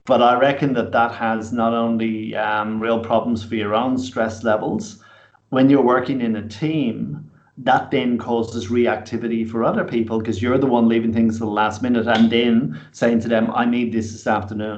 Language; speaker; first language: English; native; English